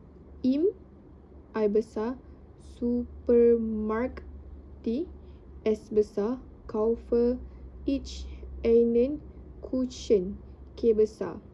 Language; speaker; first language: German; non-native, learner; Indonesian